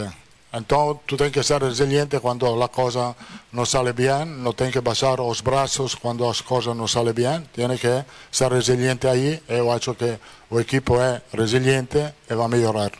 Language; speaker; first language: Portuguese; non-native, fluent; Italian